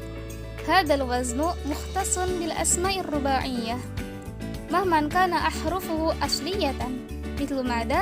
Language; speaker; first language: Arabic; non-native, learner; Indonesian